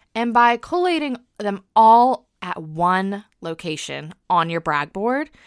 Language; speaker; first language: English; native; English